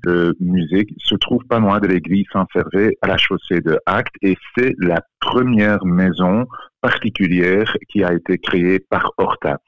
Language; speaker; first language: French; non-native, local second language; Dutch